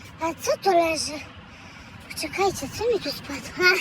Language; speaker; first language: Polish; native; Polish